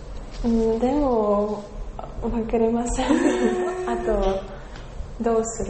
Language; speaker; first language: Japanese; non-native, learner; Russian